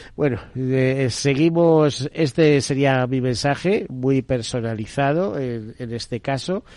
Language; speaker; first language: Spanish; native; Spanish